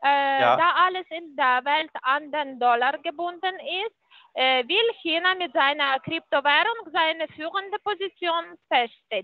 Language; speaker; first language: German; non-native, fluent; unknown